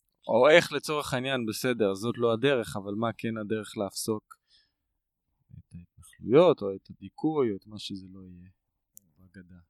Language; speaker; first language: Hebrew; native; Hebrew